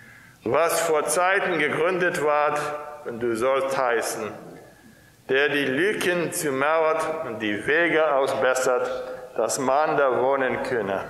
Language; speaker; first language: German; non-native, fluent; English